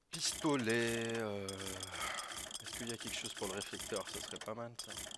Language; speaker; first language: French; native; French